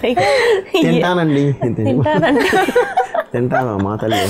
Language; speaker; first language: Telugu; native; Telugu